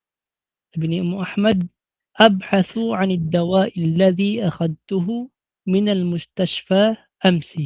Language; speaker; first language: Arabic; non-native, fluent; Filipino